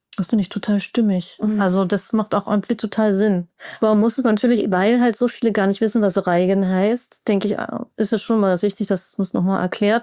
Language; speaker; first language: German; native; German